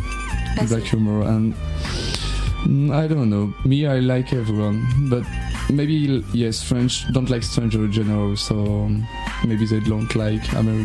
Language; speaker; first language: English; non-native, learner; French